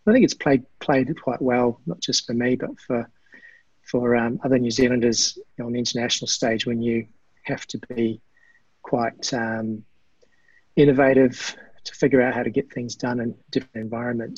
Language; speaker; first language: English; native; English